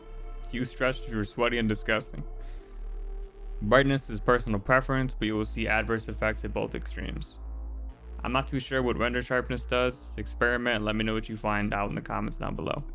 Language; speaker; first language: English; native; English